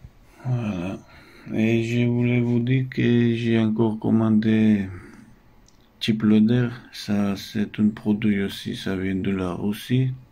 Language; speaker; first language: French; non-native, fluent; Russian